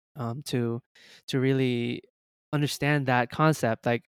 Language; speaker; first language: English; early bilingual, other home language; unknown